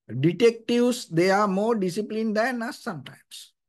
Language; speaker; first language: English; non-native, fluent; Sinhala